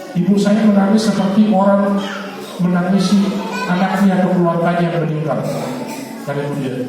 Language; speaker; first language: Indonesian; non-native, local second language; Batak Toba